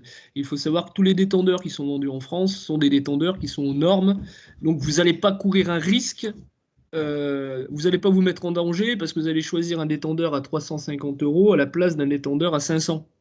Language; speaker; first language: French; native; French